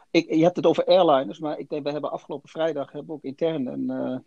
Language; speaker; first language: Dutch; native; Dutch